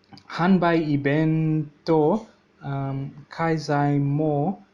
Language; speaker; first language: Japanese; non-native, learner; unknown